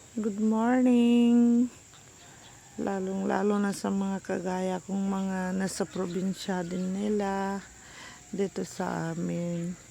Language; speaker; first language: Filipino; non-native, local second language; Iloko